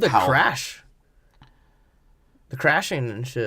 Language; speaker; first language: English; native; English